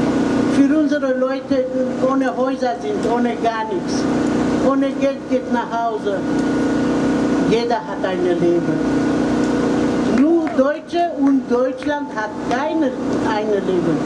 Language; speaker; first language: German; non-native, learner; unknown